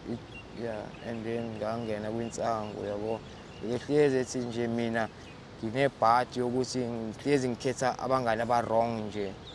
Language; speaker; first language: Zulu; native; Zulu